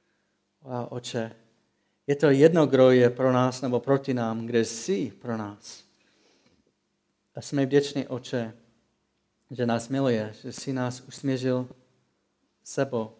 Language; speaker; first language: Czech; non-native, fluent; English